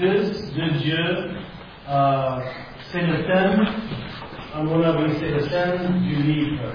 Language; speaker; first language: French; non-native, fluent; English